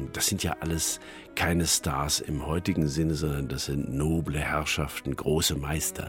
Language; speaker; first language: German; native; German